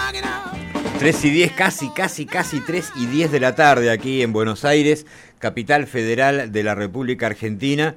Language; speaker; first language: Spanish; native; Spanish